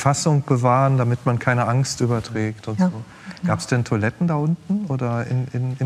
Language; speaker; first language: German; native; German